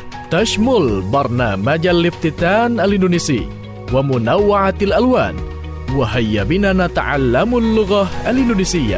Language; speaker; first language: Arabic; non-native, fluent; Indonesian